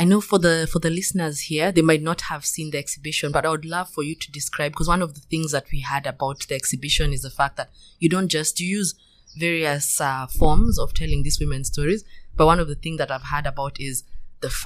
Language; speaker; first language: English; non-native, local second language; Kikuyu